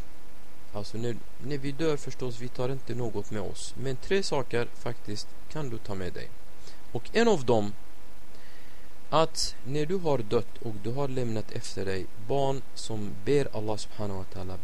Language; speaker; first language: Swedish; non-native, fluent; Arabic